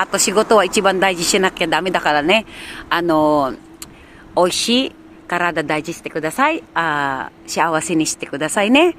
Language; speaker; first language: Japanese; non-native, learner; Filipino